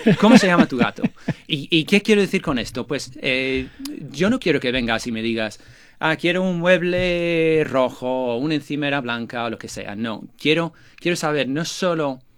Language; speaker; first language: Spanish; non-native, fluent; English